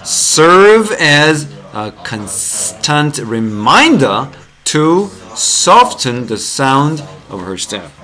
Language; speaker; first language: English; non-native, fluent; Korean